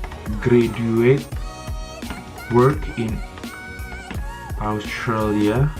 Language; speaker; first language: English; non-native, learner; Indonesian